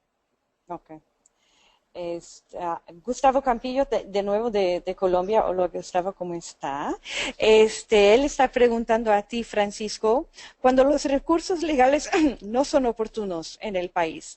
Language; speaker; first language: Spanish; non-native, fluent; English